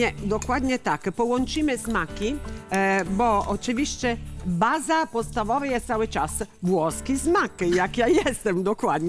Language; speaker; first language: Polish; non-native, learner; Italian